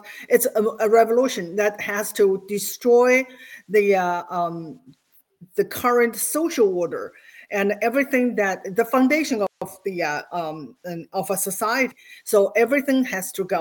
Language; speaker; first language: English; non-native, fluent; Chinese